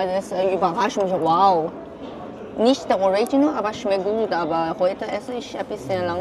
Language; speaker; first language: German; non-native, learner; Chinese